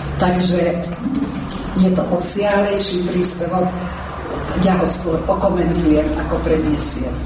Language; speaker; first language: Slovak; early bilingual, heritage; Slovak